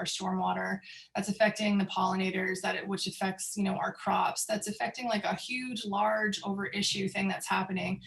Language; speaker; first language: English; native; English